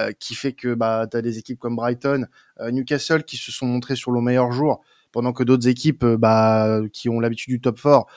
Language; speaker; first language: French; native; French